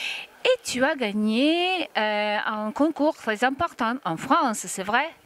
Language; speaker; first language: French; non-native, fluent; Italian